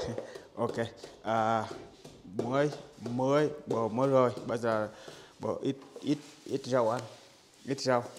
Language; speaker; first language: Vietnamese; non-native, learner; Portuguese